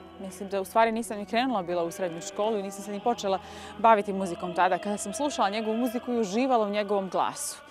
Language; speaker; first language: Serbian; native; Serbian